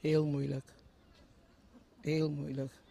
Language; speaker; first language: Dutch; non-native, fluent; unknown